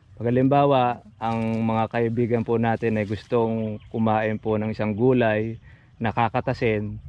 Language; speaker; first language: Filipino; native; Filipino